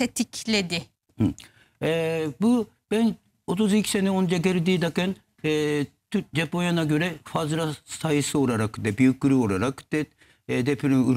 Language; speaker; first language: Turkish; non-native, learner; Japanese